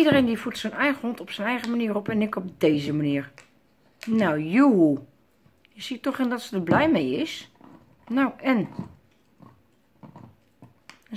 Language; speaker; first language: Dutch; native; Dutch